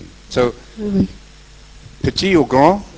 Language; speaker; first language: French; non-native, fluent; English